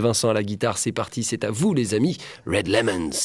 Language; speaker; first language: French; native; French